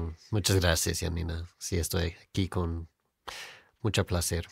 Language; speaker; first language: Spanish; non-native, fluent; English